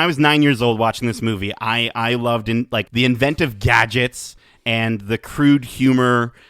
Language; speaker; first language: English; native; English